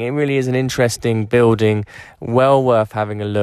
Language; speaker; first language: English; native; English